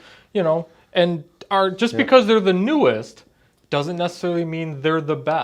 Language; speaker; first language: English; native; English